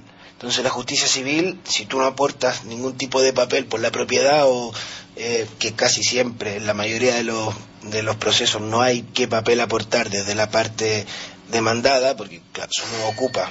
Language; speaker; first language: Spanish; native; Spanish